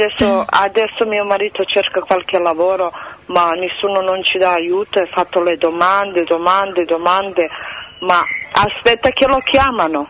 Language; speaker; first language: Italian; non-native, fluent; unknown